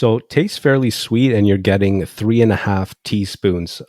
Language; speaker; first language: English; native; English